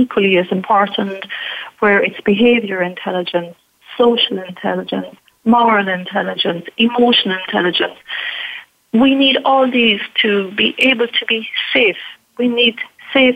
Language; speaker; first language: English; native; English